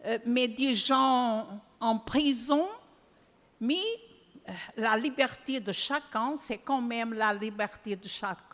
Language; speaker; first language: French; non-native, fluent; Portuguese